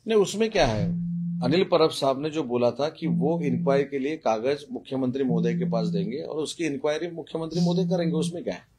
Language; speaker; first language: Hindi; non-native, local second language; Marathi